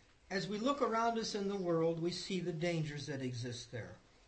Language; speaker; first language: English; native; English